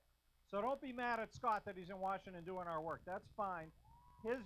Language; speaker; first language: English; native; English